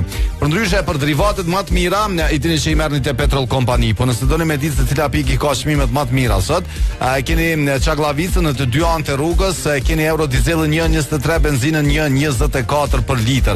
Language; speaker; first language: Albanian; native; Albanian